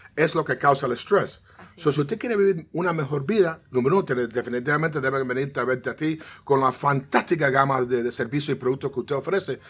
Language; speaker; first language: Spanish; early bilingual, heritage; Spanish